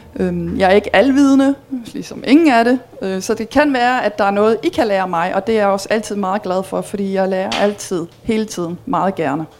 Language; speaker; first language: Danish; early bilingual, heritage; Danish